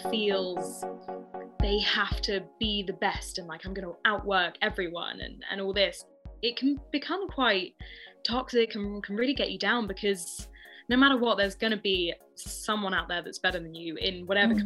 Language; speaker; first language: English; native; English